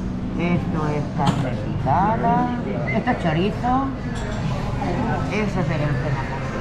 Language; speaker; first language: Spanish; native; Spanish